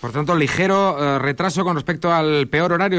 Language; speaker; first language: Spanish; native; Spanish